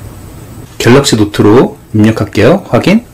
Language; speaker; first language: Korean; native; Korean